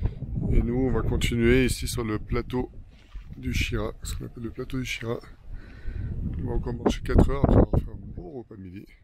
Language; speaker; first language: French; native; French